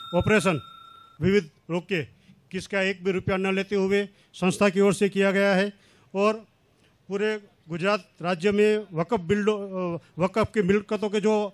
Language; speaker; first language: Hindi; non-native, local second language; Kachhi